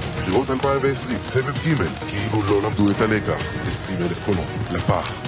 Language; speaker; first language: Hebrew; native; Hebrew